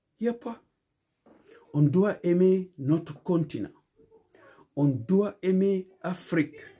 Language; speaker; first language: French; non-native, local second language; Fula